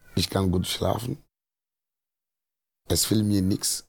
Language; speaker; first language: German; non-native, fluent; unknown